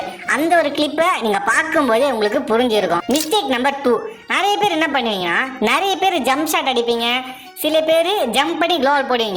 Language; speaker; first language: Tamil; native; Tamil